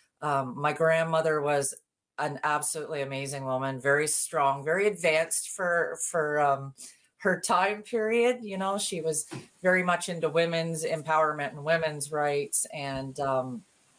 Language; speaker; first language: English; native; English